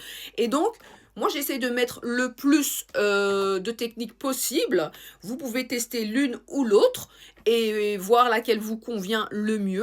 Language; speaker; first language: French; native; French